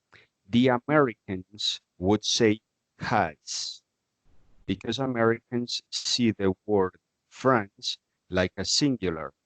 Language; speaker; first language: English; non-native, fluent; Spanish